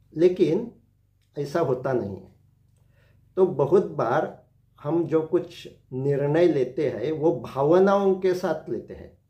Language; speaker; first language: Hindi; non-native, local second language; Marathi